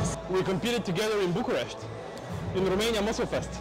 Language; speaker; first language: English; non-native, fluent; Bulgarian